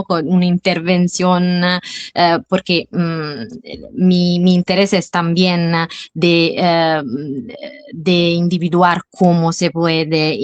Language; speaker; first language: Spanish; non-native, fluent; Italian